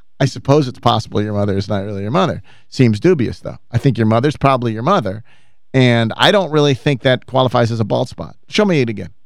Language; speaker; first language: English; native; English